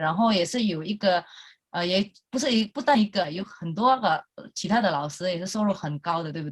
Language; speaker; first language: Chinese; non-native, fluent; Indonesian